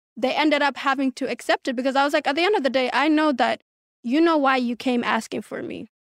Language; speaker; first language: English; early bilingual, other home language; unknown